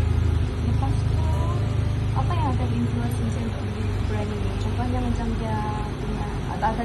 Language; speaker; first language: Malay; non-native, local second language; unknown